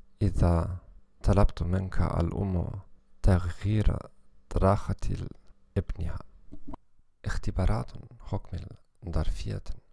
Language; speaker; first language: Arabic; non-native, learner; German